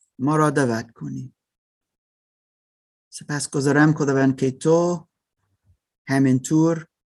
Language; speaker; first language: Persian; non-native, learner; German